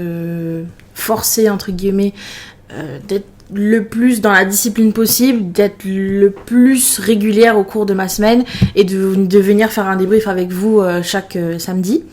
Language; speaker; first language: French; native; French